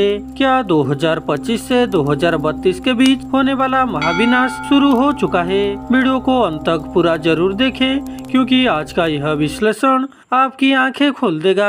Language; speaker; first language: Hindi; non-native, local second language; Odia